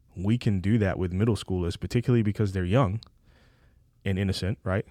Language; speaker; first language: English; native; English